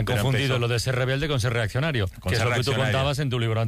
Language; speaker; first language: Spanish; native; Spanish